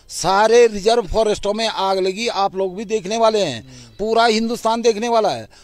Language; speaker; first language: Hindi; native; Hindi